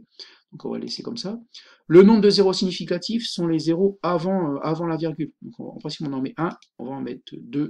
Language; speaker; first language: French; native; French